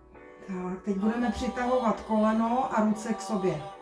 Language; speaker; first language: Czech; native; Czech